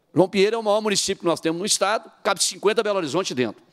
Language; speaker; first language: Portuguese; native; Portuguese